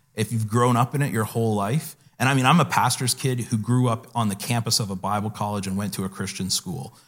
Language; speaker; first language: English; native; English